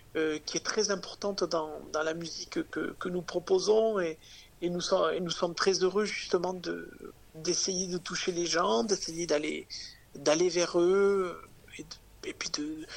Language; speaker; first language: French; native; French